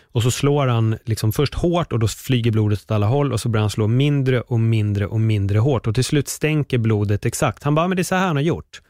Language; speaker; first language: Swedish; native; Swedish